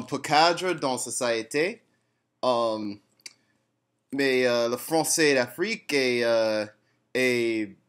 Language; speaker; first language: French; non-native, learner; English